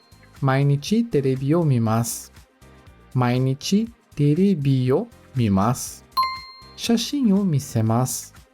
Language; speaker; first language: Japanese; non-native, learner; Portuguese